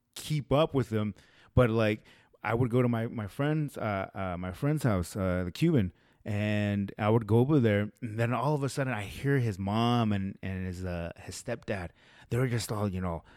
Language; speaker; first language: English; early bilingual, other home language; Spanish